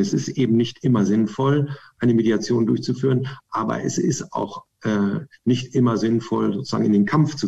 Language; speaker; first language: German; native; German